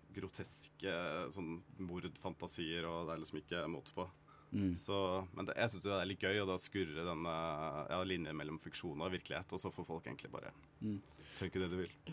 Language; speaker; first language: Norwegian; native; Norwegian